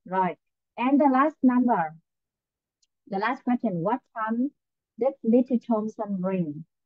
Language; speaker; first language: English; non-native, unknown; Vietnamese